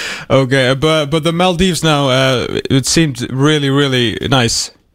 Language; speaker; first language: English; non-native, fluent; Icelandic